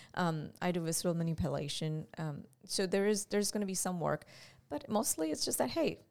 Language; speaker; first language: English; non-native, local second language; Gujarati